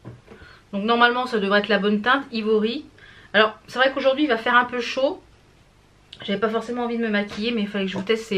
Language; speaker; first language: French; native; French